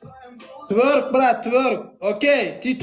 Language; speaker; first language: Russian; non-native, learner; Turkmen